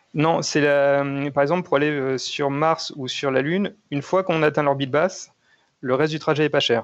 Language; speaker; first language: French; native; French